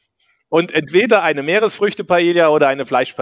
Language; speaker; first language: German; native; German